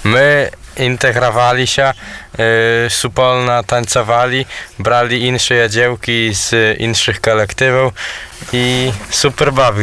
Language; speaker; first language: Polish; non-native, local second language; Belarusian